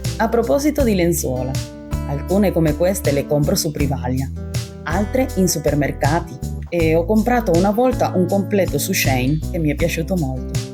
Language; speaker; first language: Italian; non-native, fluent; Spanish